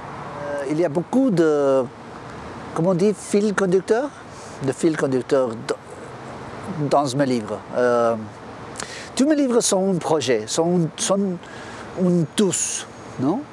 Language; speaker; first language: French; non-native, fluent; Spanish